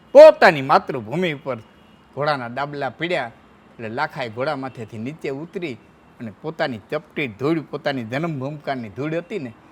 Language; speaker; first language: Gujarati; non-native, local second language; Kachhi